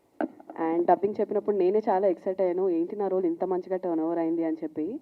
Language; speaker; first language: Telugu; non-native, learner; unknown